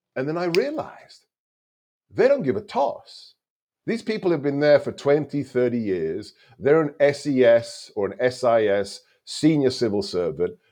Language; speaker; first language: English; non-native, local second language; Hungarian